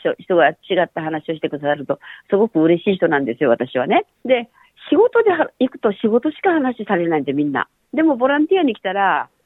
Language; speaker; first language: Japanese; native; Japanese